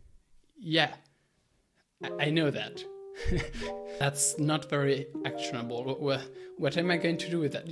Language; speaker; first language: English; non-native, fluent; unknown